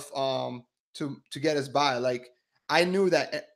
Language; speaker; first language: English; early bilingual, other home language; Spanish